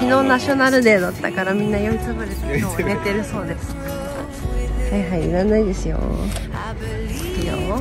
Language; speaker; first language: Japanese; native; Japanese